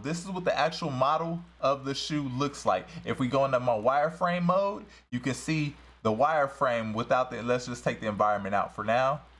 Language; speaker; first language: English; native; English